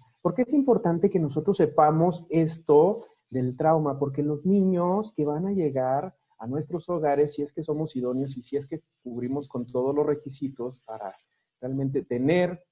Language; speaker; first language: Spanish; native; Spanish